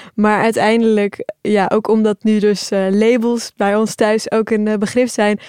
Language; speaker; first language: Dutch; early bilingual, other home language; Turkish